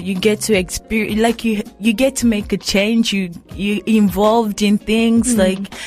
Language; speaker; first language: English; non-native, local second language; Rundi